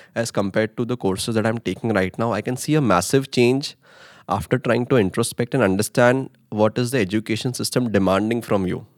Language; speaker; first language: English; non-native, local second language; Hindi